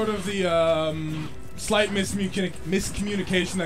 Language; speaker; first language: English; native; English